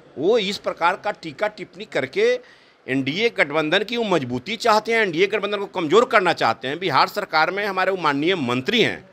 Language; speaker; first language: Hindi; native; Hindi